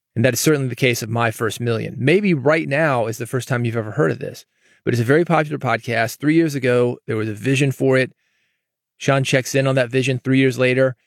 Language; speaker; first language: English; native; English